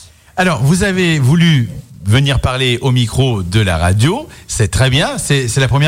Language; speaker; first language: French; native; French